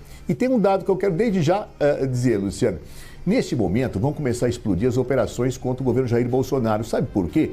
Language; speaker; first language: Portuguese; native; Portuguese